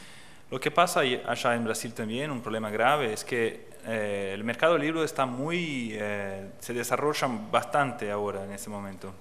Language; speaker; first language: Spanish; non-native, fluent; Portuguese